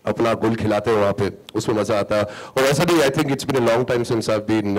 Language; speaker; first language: Hindi; native; Hindi